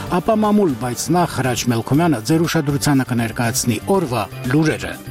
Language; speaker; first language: Armenian; native; Armenian